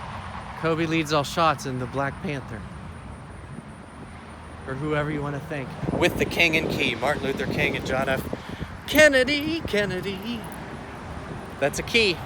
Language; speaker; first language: English; native; English